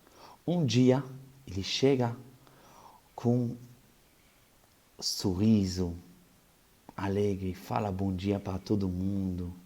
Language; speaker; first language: Portuguese; non-native, fluent; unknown